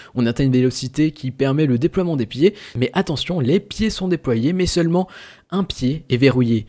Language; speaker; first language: French; native; French